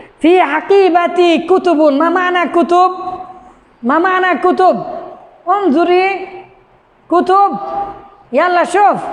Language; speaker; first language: Arabic; non-native, fluent; Bangla